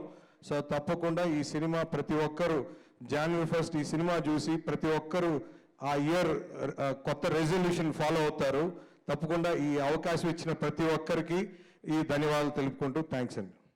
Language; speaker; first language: Telugu; native; Telugu